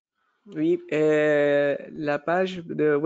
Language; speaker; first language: French; non-native, fluent; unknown